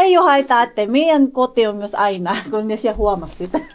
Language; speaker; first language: Finnish; non-native, learner; Filipino